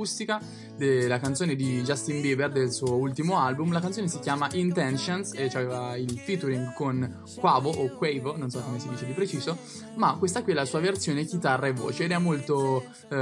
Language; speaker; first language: Italian; native; Italian